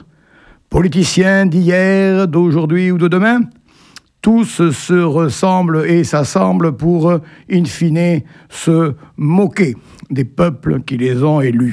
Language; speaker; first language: French; native; French